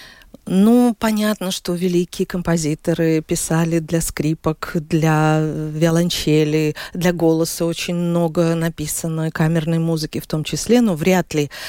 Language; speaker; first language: Russian; native; Russian